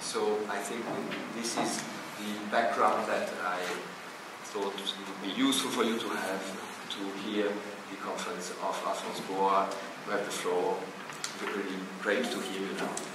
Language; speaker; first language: English; non-native, fluent; Portuguese